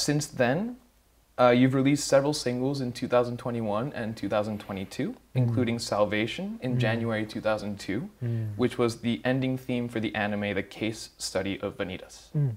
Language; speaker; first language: English; early bilingual, other home language; Japanese